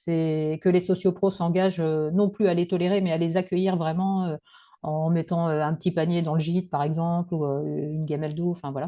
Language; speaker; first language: French; native; French